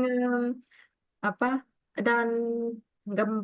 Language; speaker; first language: Indonesian; non-native, learner; Vietnamese